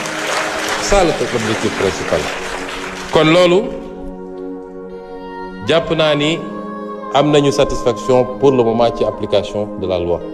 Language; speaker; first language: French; non-native, local second language; Wolof